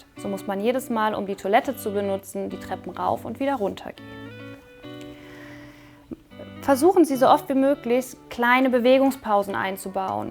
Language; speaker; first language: German; native; German